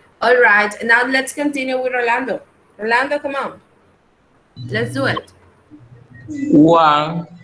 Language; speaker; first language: English; non-native, fluent; Spanish